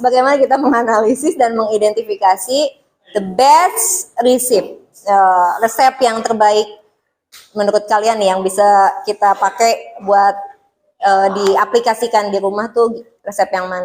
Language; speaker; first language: Indonesian; native; Indonesian